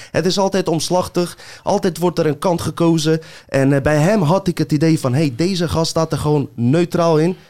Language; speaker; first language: Dutch; early bilingual, other home language; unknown